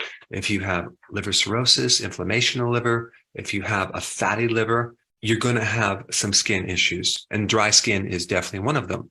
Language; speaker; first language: English; native; English